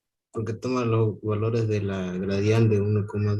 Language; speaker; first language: Spanish; native; Spanish